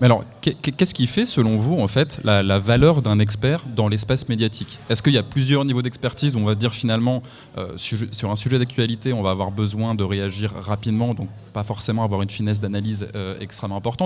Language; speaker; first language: French; native; French